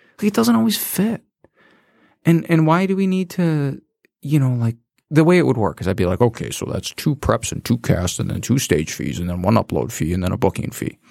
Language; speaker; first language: English; native; English